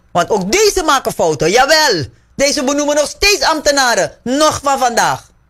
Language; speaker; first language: Dutch; native; Dutch